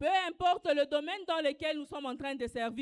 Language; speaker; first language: French; non-native, local second language; Swahili